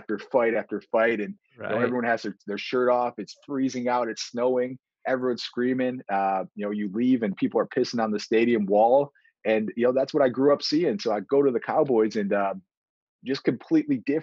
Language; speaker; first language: English; native; English